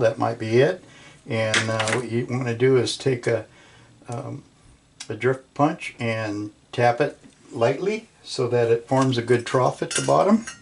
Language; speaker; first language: English; native; English